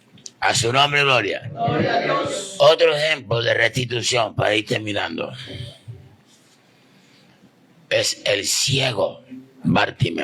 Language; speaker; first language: Spanish; native; Spanish